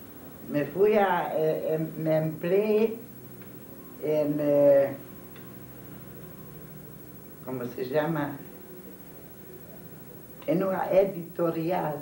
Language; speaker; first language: Spanish; non-native, fluent; Hungarian